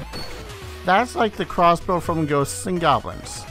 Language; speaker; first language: English; native; English